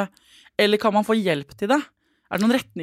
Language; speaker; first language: Norwegian; native; Norwegian